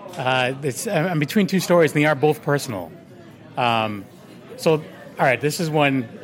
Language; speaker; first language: English; native; English